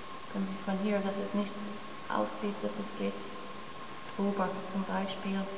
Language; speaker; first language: German; non-native, learner; English